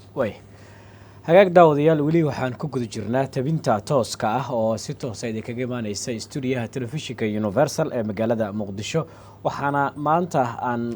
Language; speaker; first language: Somali; native; Somali